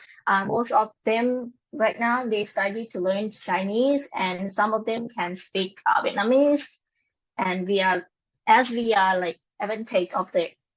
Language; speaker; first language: English; non-native, learner; Lao